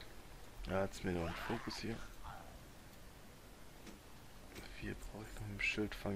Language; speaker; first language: German; native; German